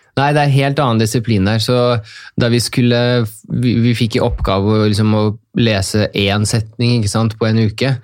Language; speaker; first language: Norwegian; early bilingual, other home language; Russian